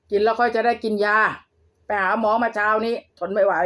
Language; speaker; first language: Thai; native; Thai